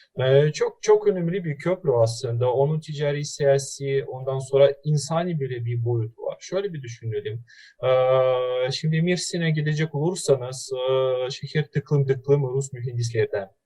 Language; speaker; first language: Turkish; non-native, fluent; Russian